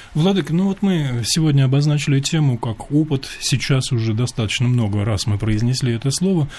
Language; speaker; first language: Russian; native; Russian